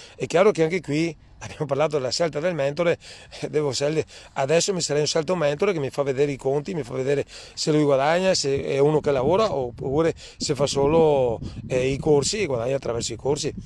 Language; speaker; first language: Italian; native; Italian